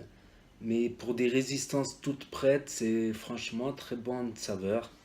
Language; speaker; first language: French; native; French